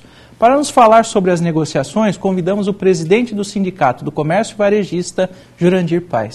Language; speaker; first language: Portuguese; native; Portuguese